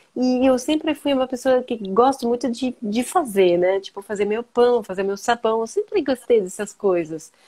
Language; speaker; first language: Portuguese; non-native, fluent; French